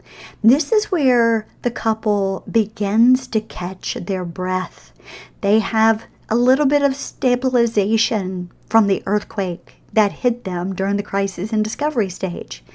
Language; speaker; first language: English; native; English